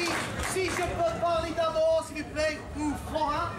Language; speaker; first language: French; non-native, fluent; English